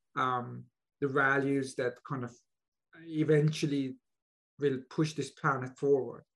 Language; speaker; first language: English; non-native, fluent; Persian